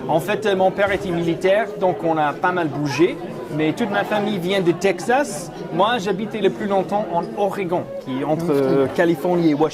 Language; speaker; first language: French; non-native, fluent; English